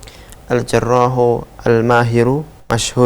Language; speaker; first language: Arabic; non-native, learner; Indonesian